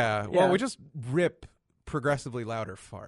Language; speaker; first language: English; native; English